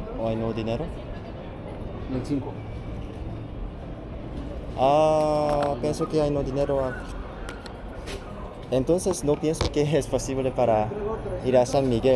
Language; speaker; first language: Spanish; non-native, learner; Korean